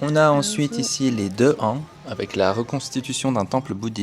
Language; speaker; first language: French; native; French